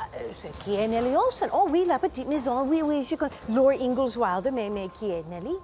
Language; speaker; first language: French; non-native, learner; English